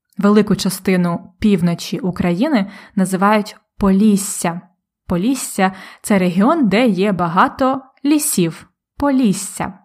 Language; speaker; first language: Ukrainian; native; Ukrainian